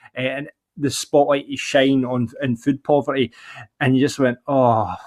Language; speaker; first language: English; native; English